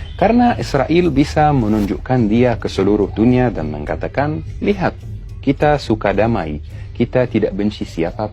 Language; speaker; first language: Indonesian; non-native, fluent; Arabic